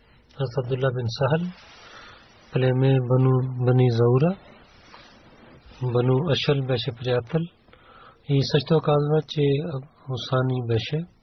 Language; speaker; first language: Bulgarian; non-native, learner; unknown